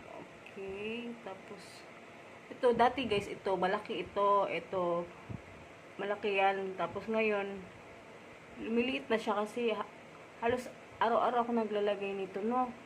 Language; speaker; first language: Filipino; non-native, local second language; Cebuano